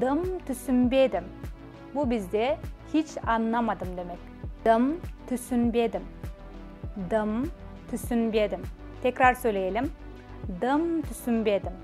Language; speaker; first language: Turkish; non-native, fluent; Kazakh